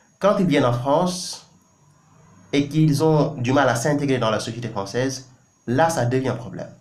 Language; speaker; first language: French; non-native, local second language; Wolof